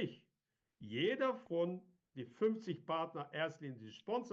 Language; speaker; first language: German; non-native, learner; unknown